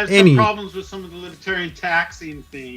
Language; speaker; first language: English; native; English